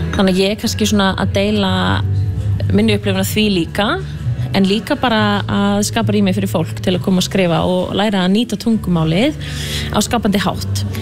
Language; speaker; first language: Icelandic; native; Icelandic